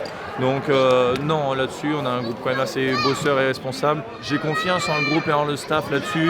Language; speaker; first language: French; native; French